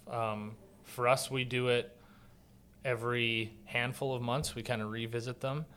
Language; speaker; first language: English; native; English